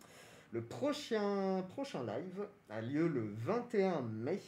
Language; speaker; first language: French; native; French